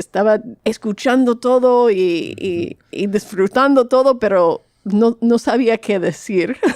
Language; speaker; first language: Spanish; non-native, fluent; English